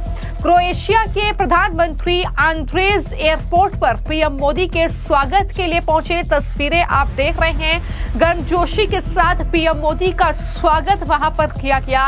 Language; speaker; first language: Hindi; native; Hindi